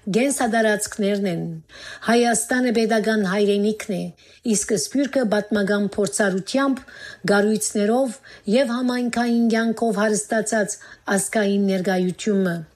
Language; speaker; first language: Armenian; native; Armenian